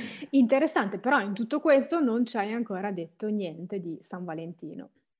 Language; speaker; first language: Italian; native; Italian